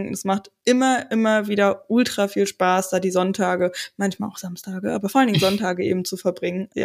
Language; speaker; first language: German; native; German